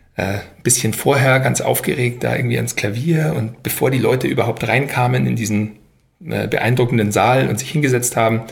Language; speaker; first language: German; native; German